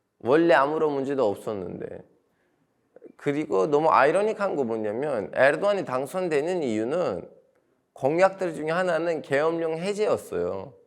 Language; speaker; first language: Korean; non-native, fluent; Turkish